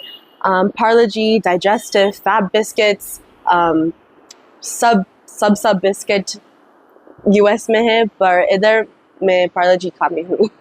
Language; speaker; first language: Hindi; early bilingual, heritage; English